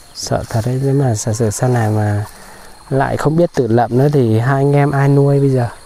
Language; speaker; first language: Vietnamese; non-native, local second language; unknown